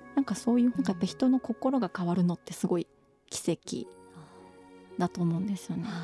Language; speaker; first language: Japanese; native; Japanese